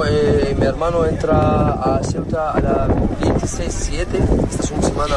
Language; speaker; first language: Spanish; non-native, learner; Arabic